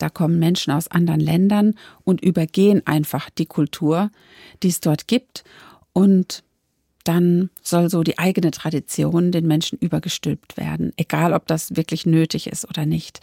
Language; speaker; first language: German; native; German